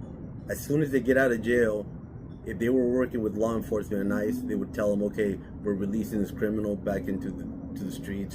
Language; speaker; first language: English; native; English